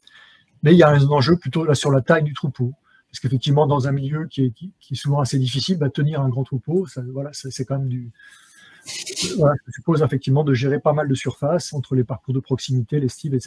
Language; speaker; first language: French; native; French